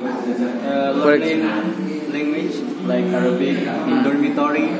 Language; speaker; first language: English; non-native, learner; Indonesian